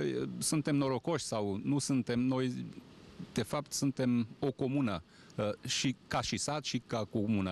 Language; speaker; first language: Romanian; non-native, local second language; Hungarian